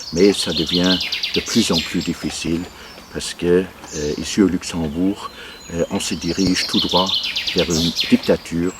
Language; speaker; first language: French; non-native, local second language; Luxembourgish